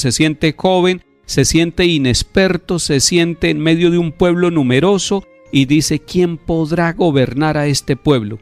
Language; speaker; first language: Spanish; native; Spanish